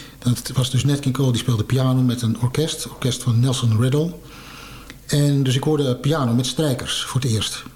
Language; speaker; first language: Dutch; native; Dutch